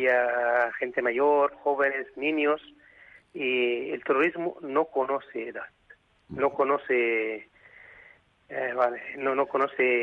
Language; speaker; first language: Spanish; non-native, fluent; Arabic